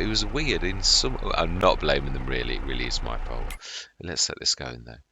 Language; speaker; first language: English; native; English